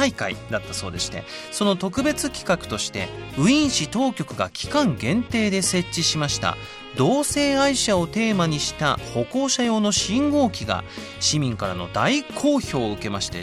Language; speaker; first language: Japanese; native; Japanese